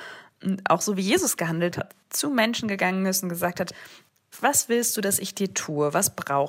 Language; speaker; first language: German; native; German